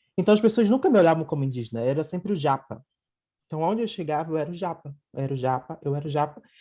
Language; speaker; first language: Portuguese; native; Portuguese